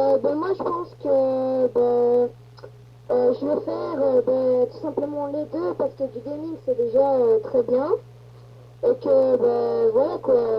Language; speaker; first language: French; native; French